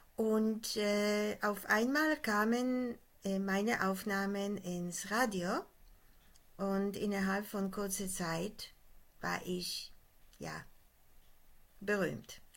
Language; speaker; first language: German; non-native, fluent; Polish